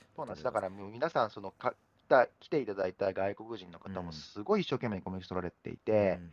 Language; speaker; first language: Japanese; native; Japanese